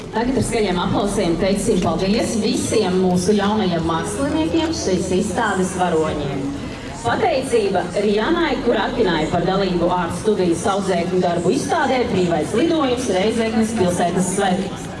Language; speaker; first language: Latvian; native; Latvian